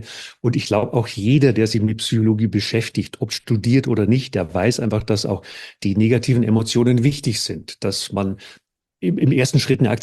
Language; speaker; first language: German; native; German